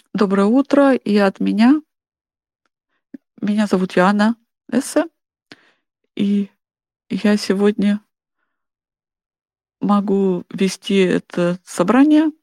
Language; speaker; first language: Russian; non-native, fluent; German